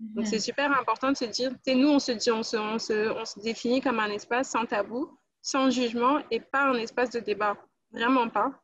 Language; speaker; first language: French; native; French